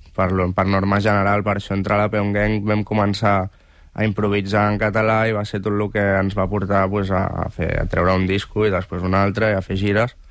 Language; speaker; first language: Catalan; native; Catalan